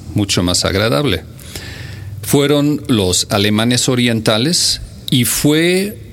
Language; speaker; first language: Spanish; non-native, fluent; German